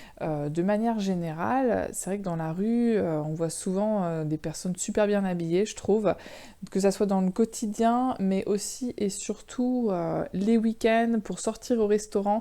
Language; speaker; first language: French; native; French